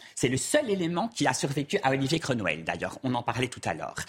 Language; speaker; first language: French; native; French